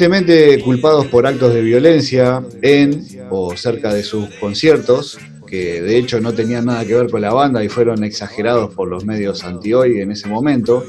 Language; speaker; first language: Spanish; native; Spanish